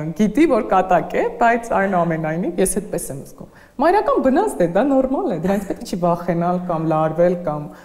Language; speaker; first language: Armenian; native; Armenian